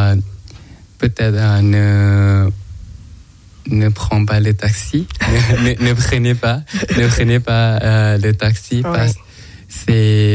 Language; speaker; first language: French; non-native, learner; Thai